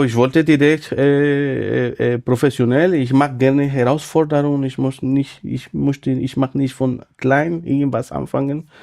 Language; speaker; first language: German; non-native, fluent; Spanish